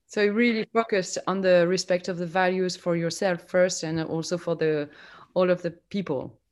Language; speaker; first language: English; non-native, fluent; French